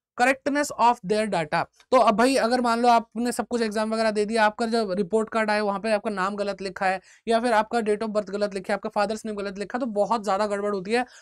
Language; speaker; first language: Hindi; native; Hindi